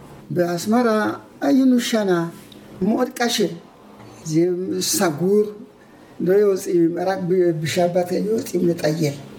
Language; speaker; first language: Hebrew; non-native, fluent; Amharic